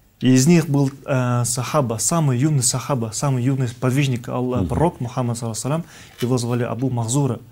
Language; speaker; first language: Russian; non-native, local second language; Kazakh